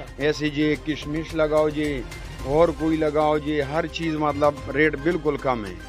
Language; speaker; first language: Urdu; non-native, local second language; Pashto